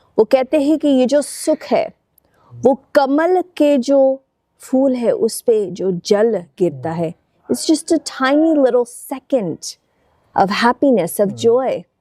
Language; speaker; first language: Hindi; non-native, fluent; English